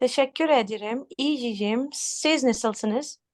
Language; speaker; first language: Turkish; non-native, learner; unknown